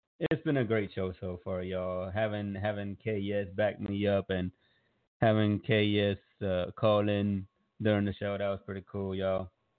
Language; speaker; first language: English; early bilingual, other home language; Spanish